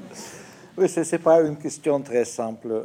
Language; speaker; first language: French; non-native, fluent; Russian